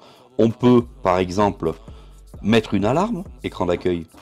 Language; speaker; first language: French; native; French